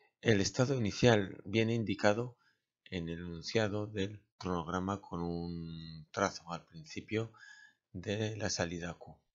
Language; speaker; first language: Spanish; native; Spanish